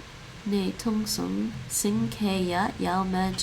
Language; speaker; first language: Chinese; non-native, learner; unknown